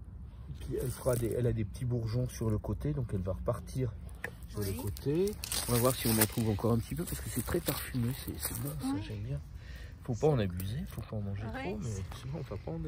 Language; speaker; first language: French; native; French